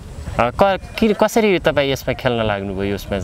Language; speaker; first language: Nepali; native; Nepali